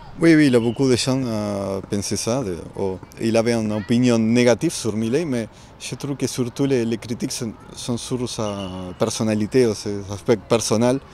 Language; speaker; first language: French; non-native, fluent; Spanish